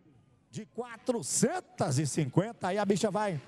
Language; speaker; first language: Portuguese; native; Portuguese